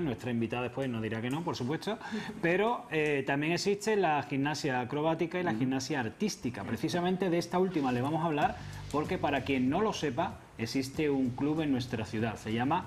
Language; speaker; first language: Spanish; native; Spanish